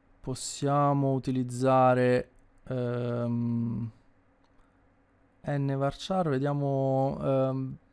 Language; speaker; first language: Italian; native; Italian